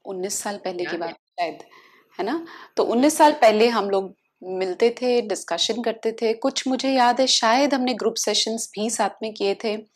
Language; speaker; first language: Hindi; native; Hindi